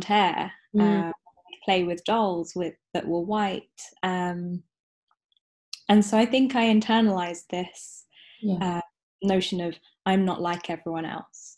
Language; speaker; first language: English; native; English